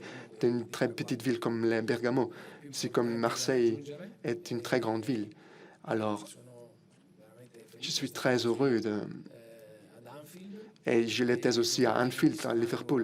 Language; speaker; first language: French; non-native, fluent; Italian